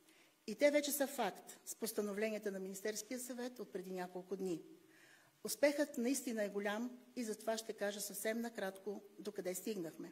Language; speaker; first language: Bulgarian; native; Bulgarian